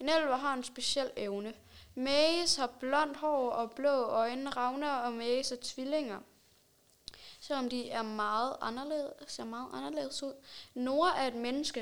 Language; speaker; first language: Danish; native; Danish